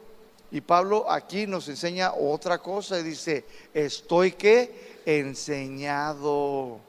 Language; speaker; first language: Spanish; native; Spanish